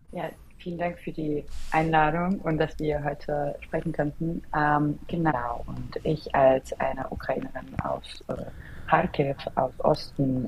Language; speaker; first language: German; non-native, fluent; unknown